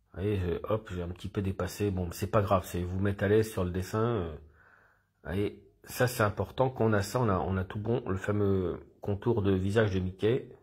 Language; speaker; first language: French; native; French